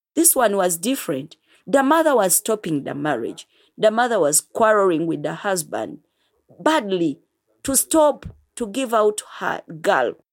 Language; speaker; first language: English; non-native, fluent; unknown